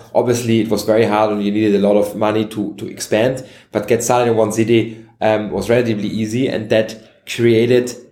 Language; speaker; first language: English; non-native, fluent; German